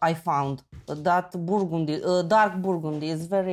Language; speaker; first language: English; non-native, fluent; Romanian